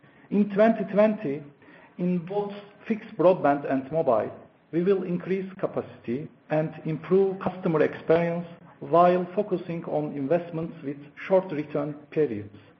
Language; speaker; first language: English; non-native, fluent; Turkish